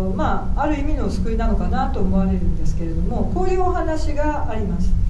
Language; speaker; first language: Japanese; native; Japanese